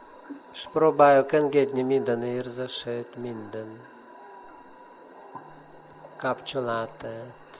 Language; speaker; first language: Hungarian; non-native, fluent; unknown